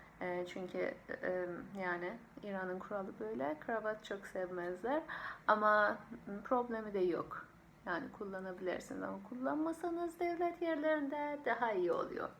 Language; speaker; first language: Turkish; non-native, fluent; Persian